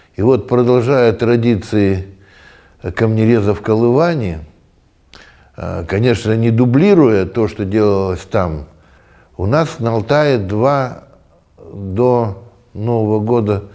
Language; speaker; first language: Russian; native; Russian